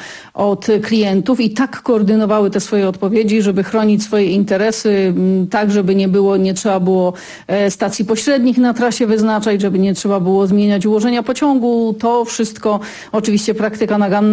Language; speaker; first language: Polish; native; Polish